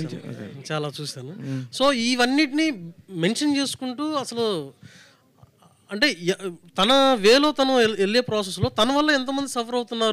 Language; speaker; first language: Telugu; native; Telugu